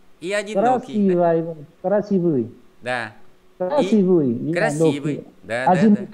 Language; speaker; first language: Russian; non-native, learner; Vietnamese